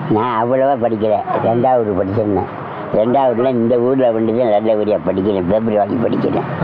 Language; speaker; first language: Tamil; early bilingual, heritage; Tamil